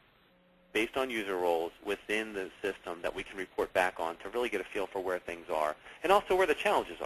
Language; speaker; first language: English; native; English